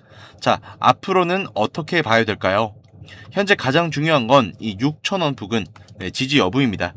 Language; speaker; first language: Korean; native; Korean